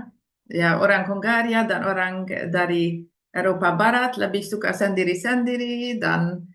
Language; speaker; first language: Indonesian; non-native, fluent; Hungarian